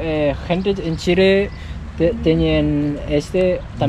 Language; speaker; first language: Spanish; non-native, learner; Japanese